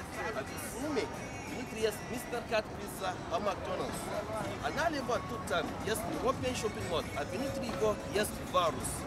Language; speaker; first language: Russian; non-native, learner; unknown